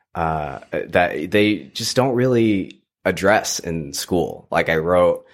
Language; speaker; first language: English; native; English